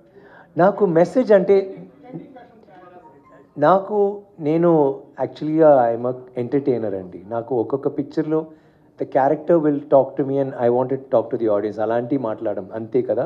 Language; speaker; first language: Telugu; non-native, learner; Tamil